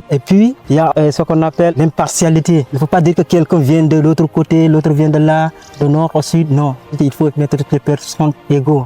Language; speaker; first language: French; non-native, local second language; Wolof